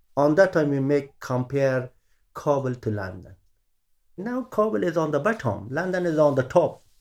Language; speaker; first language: English; non-native, learner; Persian